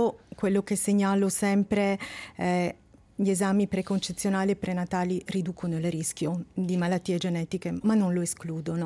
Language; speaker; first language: Italian; native; Italian